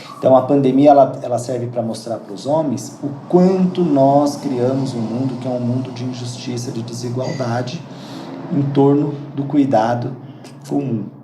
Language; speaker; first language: Portuguese; native; Portuguese